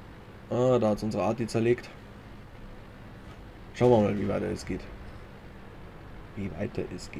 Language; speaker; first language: German; native; German